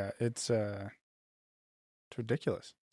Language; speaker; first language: English; native; English